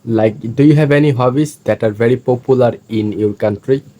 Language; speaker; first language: English; non-native, fluent; Bangla